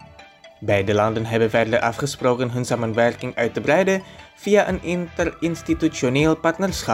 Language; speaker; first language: Dutch; non-native, fluent; Indonesian